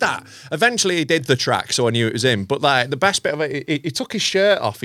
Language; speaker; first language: English; native; English